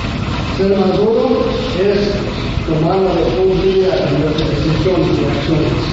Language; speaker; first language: Spanish; non-native, fluent; English